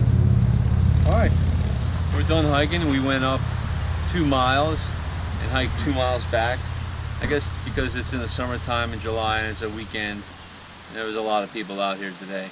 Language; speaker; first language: English; native; English